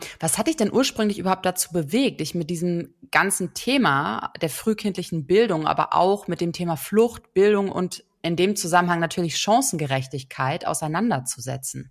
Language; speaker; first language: German; native; German